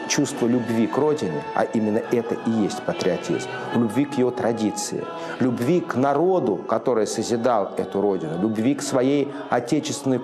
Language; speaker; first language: Russian; native; Russian